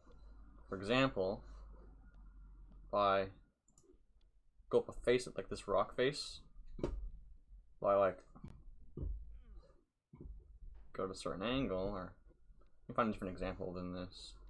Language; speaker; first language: English; native; English